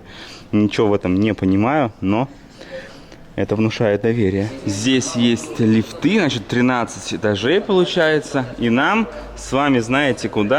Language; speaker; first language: Russian; native; Russian